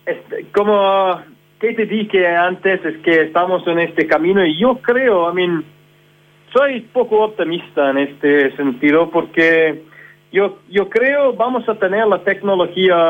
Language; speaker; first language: Spanish; non-native, fluent; English